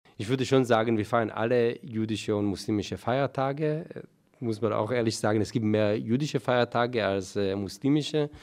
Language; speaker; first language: German; non-native, fluent; Hebrew